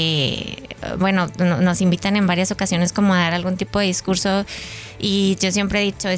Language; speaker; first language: Spanish; native; Spanish